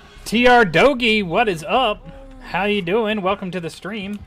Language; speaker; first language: English; native; English